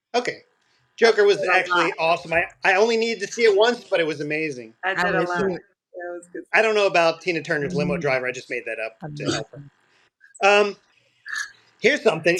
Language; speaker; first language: English; native; English